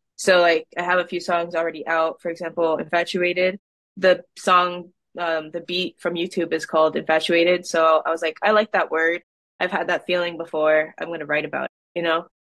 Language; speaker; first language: English; native; English